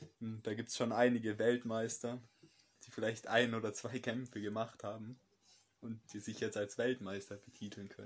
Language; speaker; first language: German; native; German